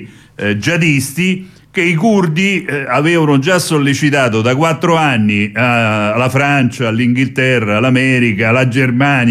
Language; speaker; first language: Italian; native; Italian